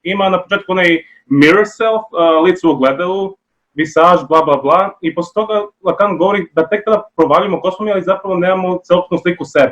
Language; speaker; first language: Bosnian; native; Bosnian